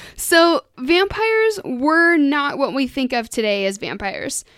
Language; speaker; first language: English; native; English